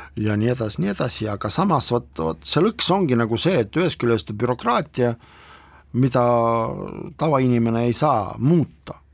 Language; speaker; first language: Estonian; non-native, local second language; Russian